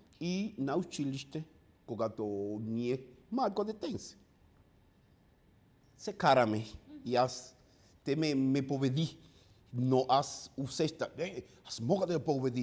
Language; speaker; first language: Bulgarian; non-native, learner; Spanish